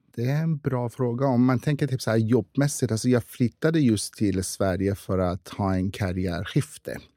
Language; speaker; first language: Swedish; non-native, fluent; Persian